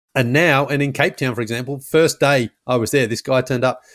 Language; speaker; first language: English; native; English